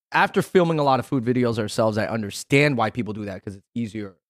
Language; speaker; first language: English; native; English